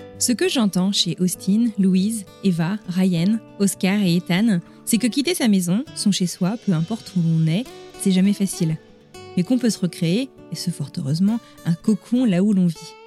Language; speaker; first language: French; native; French